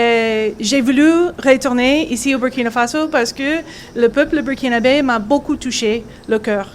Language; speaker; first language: French; non-native, fluent; English